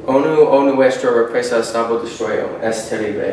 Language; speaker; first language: Spanish; non-native, learner; English